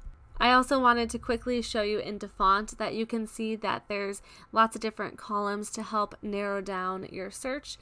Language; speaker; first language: English; native; English